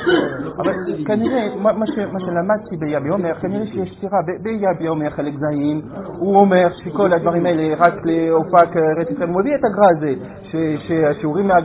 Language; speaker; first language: Hebrew; non-native, fluent; French